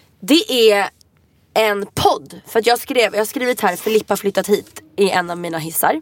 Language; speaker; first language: Swedish; native; Swedish